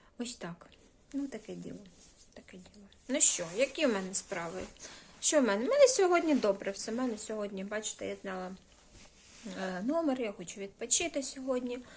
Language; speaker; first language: Ukrainian; non-native, local second language; Russian